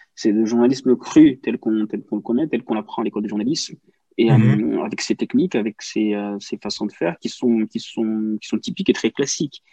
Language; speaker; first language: French; non-native, local second language; Kinyarwanda